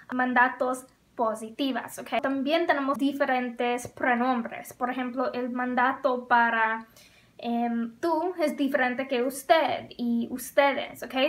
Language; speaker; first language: Spanish; non-native, fluent; English